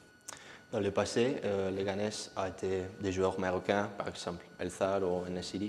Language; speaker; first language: French; non-native, learner; Spanish